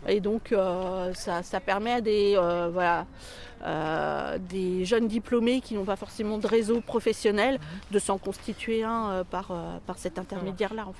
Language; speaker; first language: French; native; French